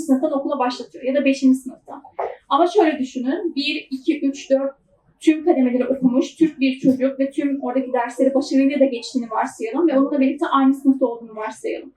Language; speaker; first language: Turkish; native; Turkish